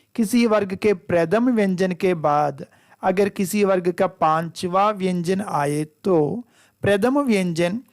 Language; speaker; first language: Hindi; non-native, local second language; Telugu